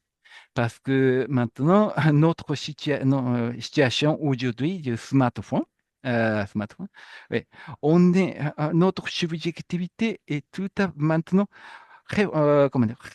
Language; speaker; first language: French; non-native, fluent; Japanese